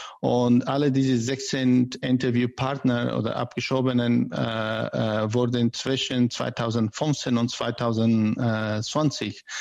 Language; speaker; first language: German; non-native, learner; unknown